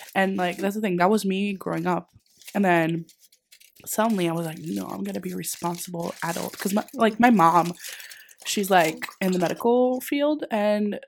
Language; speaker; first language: English; non-native, fluent; Greek